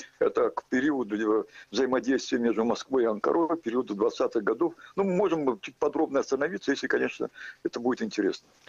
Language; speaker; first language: Russian; native; Russian